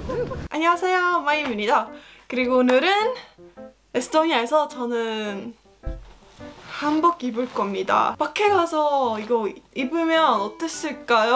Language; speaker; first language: Korean; non-native, learner; Estonian